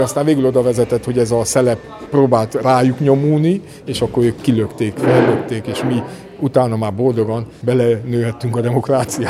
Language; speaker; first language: Hungarian; native; Hungarian